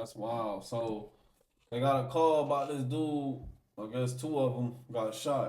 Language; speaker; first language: English; native; English